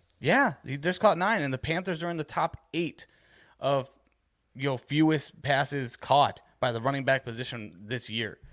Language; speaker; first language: English; native; English